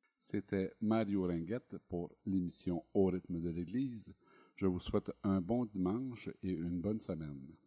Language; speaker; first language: French; native; French